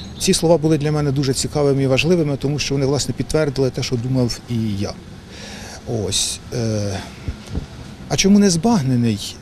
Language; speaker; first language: Ukrainian; native; Ukrainian